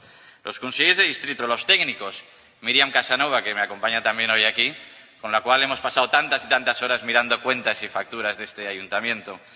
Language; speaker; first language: Spanish; native; Spanish